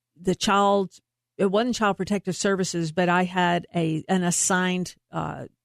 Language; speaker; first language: English; native; English